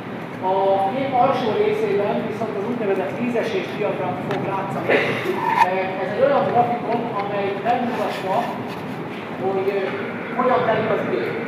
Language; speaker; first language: Hungarian; native; Hungarian